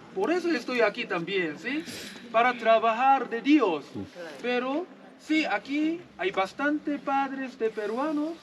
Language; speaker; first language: Spanish; non-native, learner; Korean